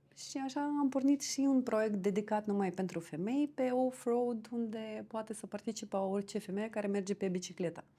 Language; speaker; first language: Romanian; non-native, fluent; Russian